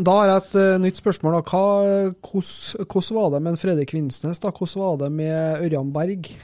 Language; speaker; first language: Norwegian; native; Norwegian